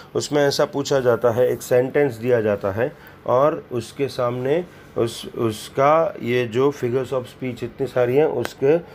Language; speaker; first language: Hindi; non-native, local second language; Gujarati